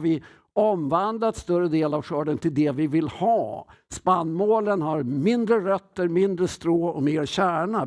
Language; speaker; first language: Swedish; native; Swedish